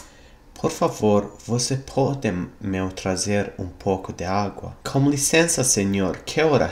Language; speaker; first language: Portuguese; non-native, learner; English